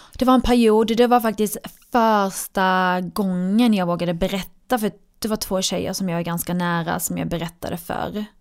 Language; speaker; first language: Swedish; early bilingual, other home language; Arabic